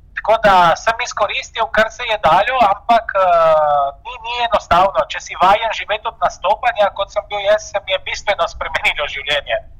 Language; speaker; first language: Slovenian; native; Slovenian